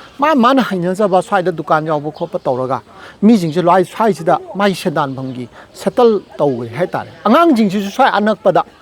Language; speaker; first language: Manipuri; native; Manipuri